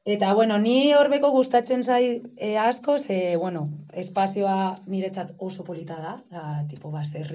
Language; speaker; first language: Basque; non-native, local second language; Spanish